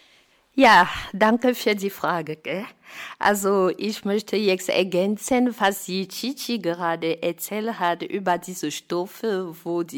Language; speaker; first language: German; non-native, fluent; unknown